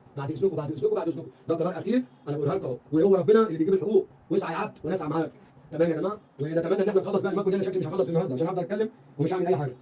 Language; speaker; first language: Arabic; native; Arabic